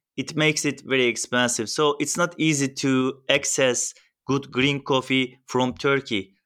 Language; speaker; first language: English; non-native, fluent; Turkish